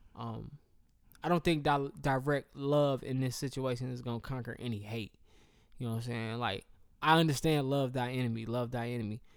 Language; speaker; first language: English; native; English